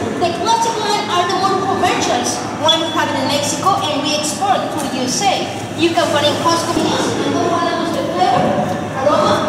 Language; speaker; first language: English; non-native, fluent; Spanish